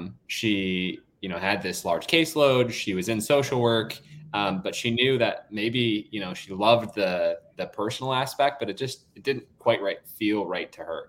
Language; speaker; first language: English; native; English